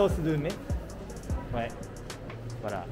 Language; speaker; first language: French; non-native, learner; Japanese